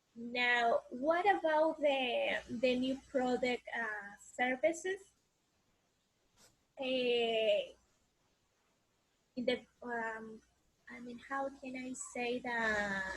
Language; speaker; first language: English; non-native, learner; Spanish